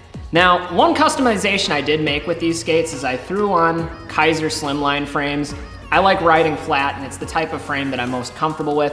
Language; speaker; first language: English; native; English